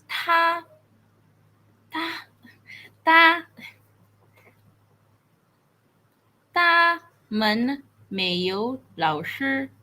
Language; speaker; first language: Chinese; non-native, learner; Filipino